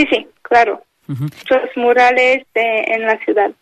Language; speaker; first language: Spanish; non-native, fluent; French